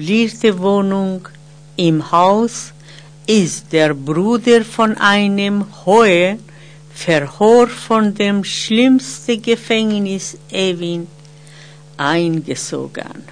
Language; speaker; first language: German; non-native, fluent; Persian